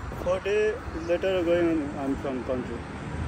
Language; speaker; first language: English; non-native, learner; Nepali